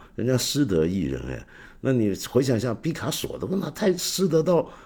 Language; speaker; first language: Chinese; non-native, fluent; Cantonese